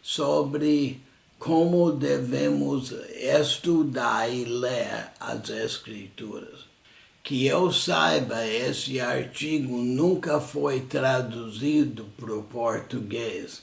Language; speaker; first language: Portuguese; non-native, fluent; English